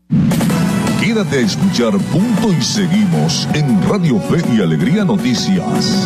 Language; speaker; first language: Spanish; native; Spanish